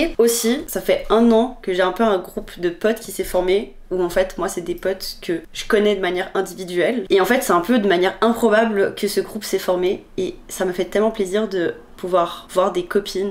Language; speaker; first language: French; native; French